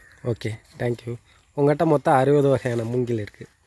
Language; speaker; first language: Tamil; native; Tamil